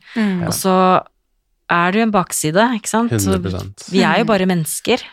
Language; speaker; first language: Norwegian; native; Norwegian